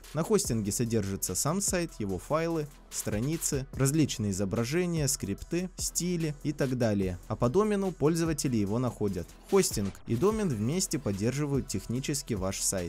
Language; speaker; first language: Russian; native; Russian